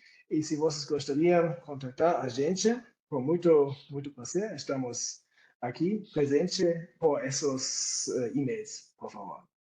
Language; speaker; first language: Portuguese; non-native, fluent; German